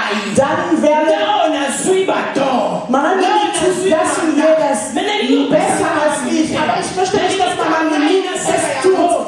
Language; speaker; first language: German; non-native, fluent; French